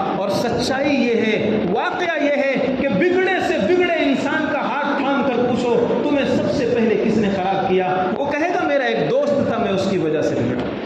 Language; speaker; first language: Urdu; native; Urdu